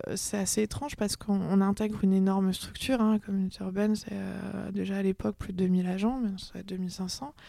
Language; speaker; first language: French; native; French